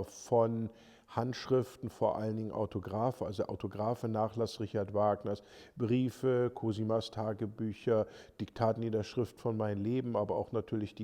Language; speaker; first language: German; native; German